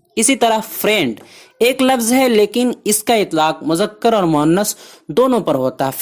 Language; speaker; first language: Urdu; native; Urdu